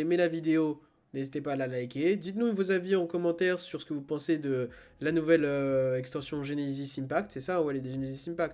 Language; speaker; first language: French; native; French